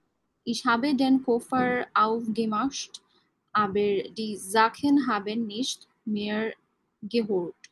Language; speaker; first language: German; non-native, learner; Bangla